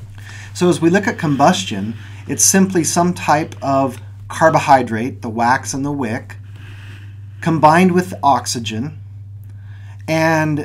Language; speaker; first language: English; native; English